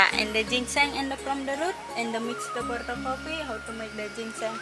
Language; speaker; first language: English; non-native, learner; Indonesian